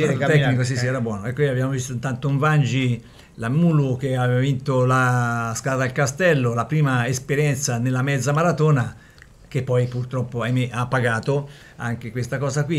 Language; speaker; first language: Italian; native; Italian